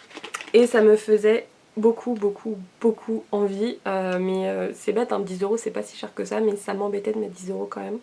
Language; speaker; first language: French; native; French